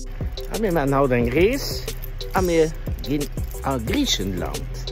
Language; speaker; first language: German; non-native, learner; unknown